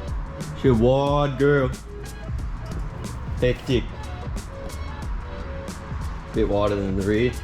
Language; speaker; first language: English; native; English